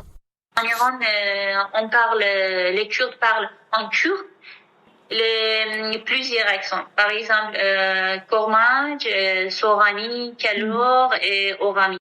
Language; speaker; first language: French; non-native, fluent; Kurdish